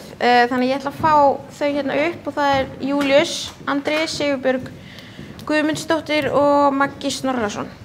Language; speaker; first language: Icelandic; native; Icelandic